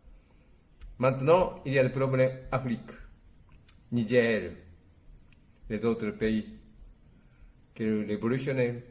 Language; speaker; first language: French; non-native, learner; Japanese